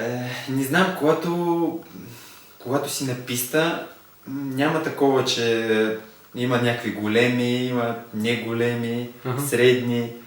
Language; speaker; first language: Bulgarian; non-native, learner; Russian